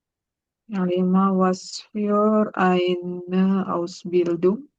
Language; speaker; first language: German; non-native, learner; Indonesian